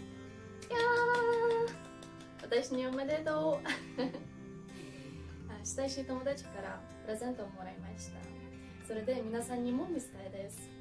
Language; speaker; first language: Japanese; non-native, learner; Ukrainian